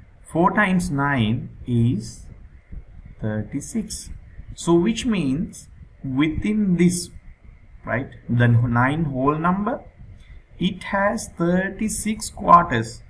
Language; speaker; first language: English; non-native, local second language; Sinhala